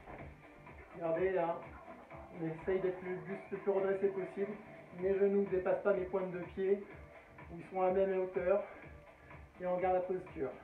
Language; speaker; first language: French; native; French